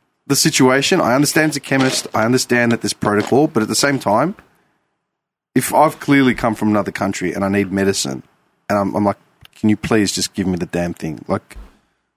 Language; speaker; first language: English; non-native, local second language; Greek